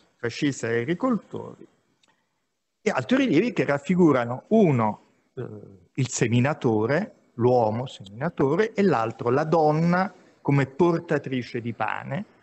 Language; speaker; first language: Italian; native; Italian